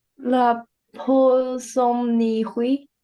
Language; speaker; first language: French; non-native, learner; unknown